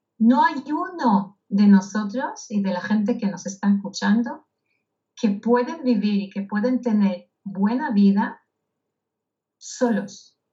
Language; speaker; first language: Spanish; non-native, fluent; Hebrew